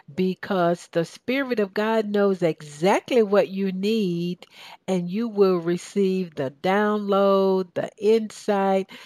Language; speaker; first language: English; native; English